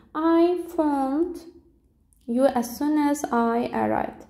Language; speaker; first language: English; non-native, fluent; Azerbaijani